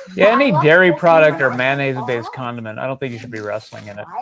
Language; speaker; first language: English; native; English